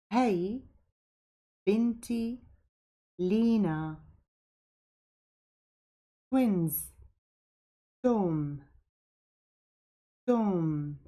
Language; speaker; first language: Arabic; native; Arabic